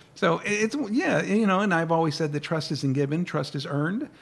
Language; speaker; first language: English; early bilingual, other home language; Spanish